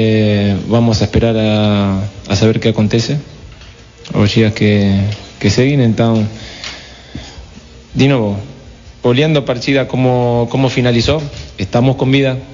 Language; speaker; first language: Portuguese; non-native, fluent; Spanish